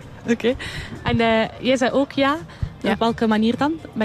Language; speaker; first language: Dutch; native; Dutch